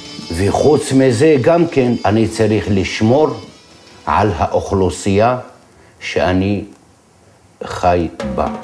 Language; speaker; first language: Hebrew; non-native, local second language; Adyghe